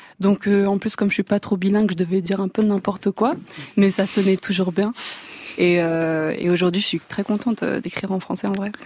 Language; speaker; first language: French; native; French